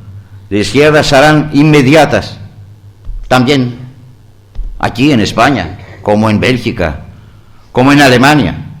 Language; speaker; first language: Spanish; non-native, learner; Greek